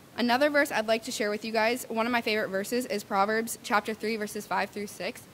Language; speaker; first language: English; native; English